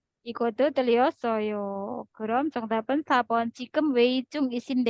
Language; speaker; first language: Korean; non-native, fluent; Indonesian